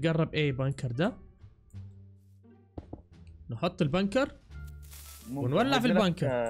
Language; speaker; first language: Arabic; native; Arabic